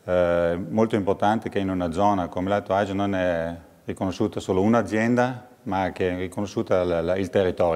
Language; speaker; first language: Italian; non-native, local second language; German